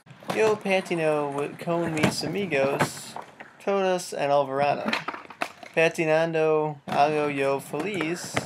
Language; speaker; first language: Spanish; non-native, learner; English